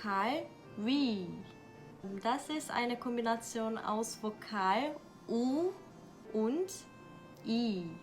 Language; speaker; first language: German; non-native, learner; Korean